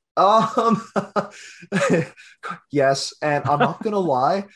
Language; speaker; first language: English; native; English